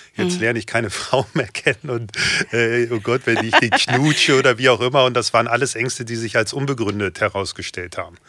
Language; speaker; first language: German; native; German